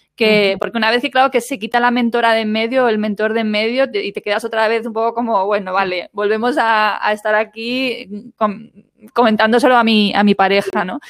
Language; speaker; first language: Spanish; native; Spanish